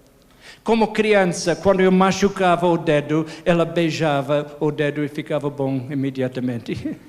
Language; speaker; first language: Portuguese; non-native, fluent; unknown